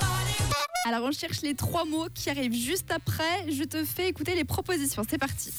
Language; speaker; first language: French; native; French